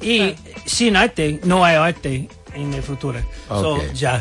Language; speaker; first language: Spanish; non-native, learner; English